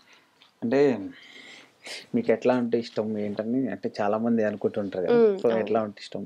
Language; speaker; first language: Telugu; native; Telugu